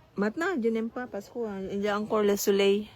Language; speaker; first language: French; non-native, learner; Filipino